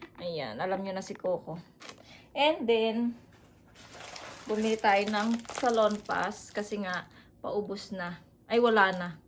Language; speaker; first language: Filipino; non-native, local second language; Pampanga